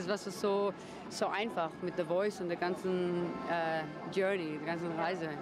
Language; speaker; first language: German; non-native, learner; English